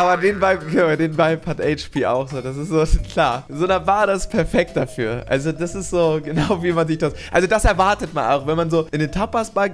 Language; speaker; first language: German; native; German